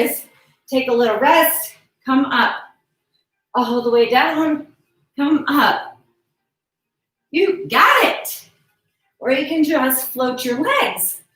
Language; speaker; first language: English; native; English